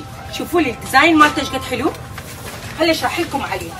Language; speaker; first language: Arabic; native; Arabic